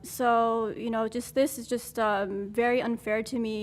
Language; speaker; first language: English; early bilingual, other home language; Arabic